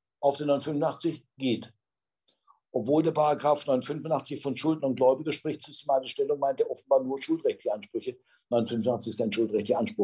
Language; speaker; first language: German; native; German